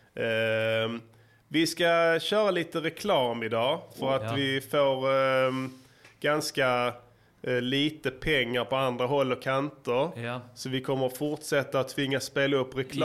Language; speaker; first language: Swedish; native; Swedish